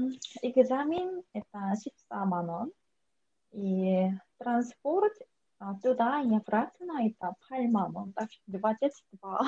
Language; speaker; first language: Russian; non-native, learner; Korean